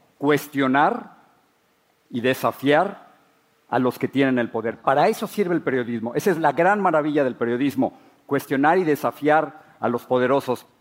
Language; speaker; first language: Spanish; native; Spanish